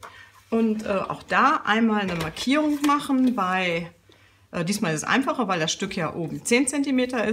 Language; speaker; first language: German; native; German